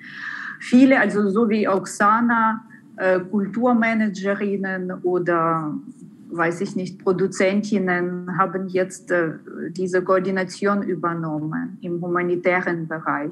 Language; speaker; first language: German; non-native, fluent; Ukrainian